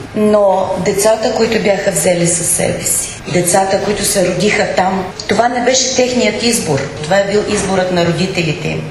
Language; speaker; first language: Bulgarian; native; Bulgarian